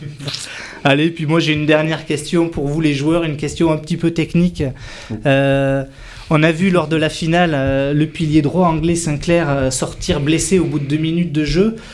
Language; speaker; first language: French; native; French